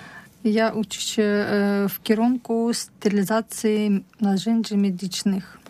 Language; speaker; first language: Polish; non-native, learner; Russian